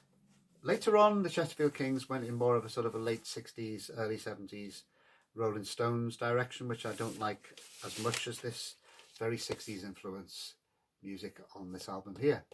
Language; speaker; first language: English; native; English